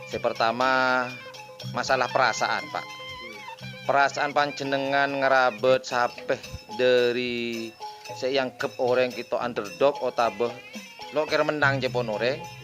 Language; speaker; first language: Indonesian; non-native, local second language; Madurese